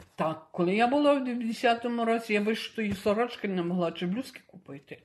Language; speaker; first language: Ukrainian; early bilingual, heritage; Ukrainian